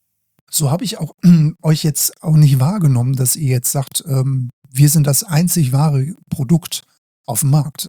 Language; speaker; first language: German; native; German